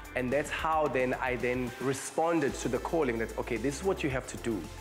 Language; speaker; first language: English; non-native, local second language; Zulu